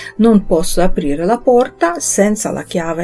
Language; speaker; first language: Italian; non-native, fluent; Ukrainian